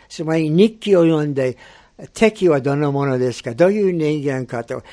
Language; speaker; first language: Japanese; non-native, fluent; English